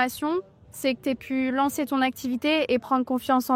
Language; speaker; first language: French; native; French